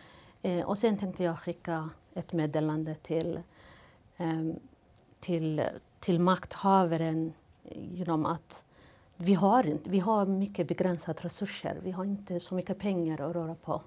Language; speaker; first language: Swedish; non-native, fluent; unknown